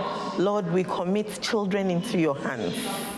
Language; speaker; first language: English; non-native, local second language; Akan